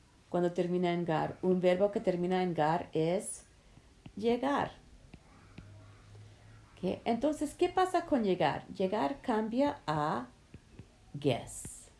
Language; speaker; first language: Spanish; non-native, fluent; English